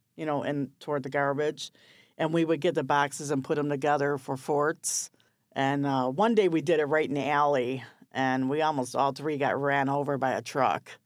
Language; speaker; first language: English; native; English